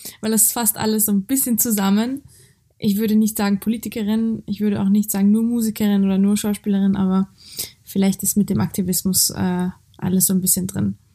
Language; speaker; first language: German; early bilingual, other home language; Georgian